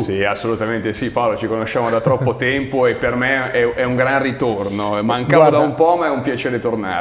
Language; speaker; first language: Italian; native; Italian